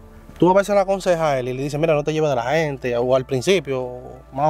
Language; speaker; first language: Spanish; native; Spanish